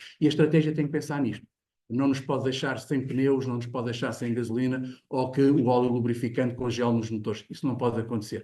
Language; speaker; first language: Portuguese; native; Portuguese